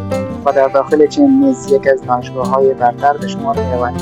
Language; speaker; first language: Persian; native; Persian